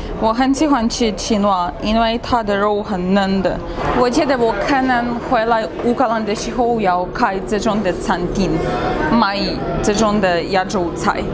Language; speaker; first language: Chinese; non-native, fluent; Ukrainian